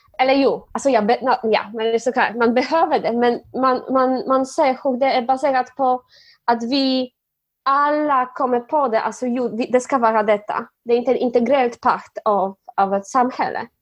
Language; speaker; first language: Swedish; non-native, fluent; Polish